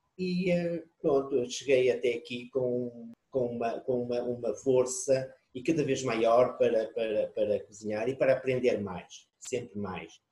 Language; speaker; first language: Portuguese; native; Portuguese